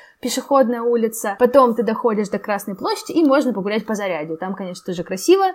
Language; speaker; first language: Russian; native; Russian